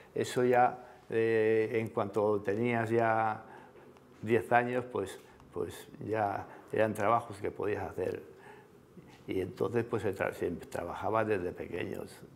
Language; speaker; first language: Spanish; native; Spanish